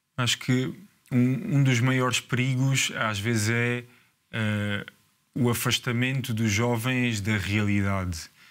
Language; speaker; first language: Portuguese; native; Portuguese